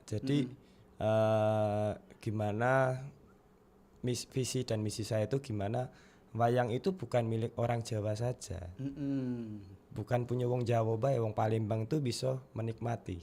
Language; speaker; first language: Indonesian; non-native, local second language; Javanese